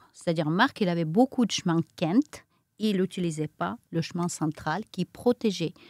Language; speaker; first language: French; non-native, fluent; Romanian